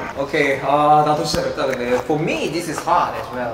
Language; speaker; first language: English; non-native, fluent; Korean